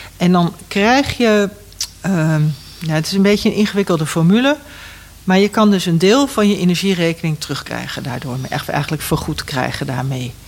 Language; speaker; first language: Dutch; native; Dutch